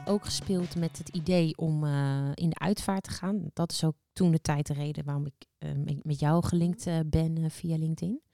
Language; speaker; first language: Dutch; native; Dutch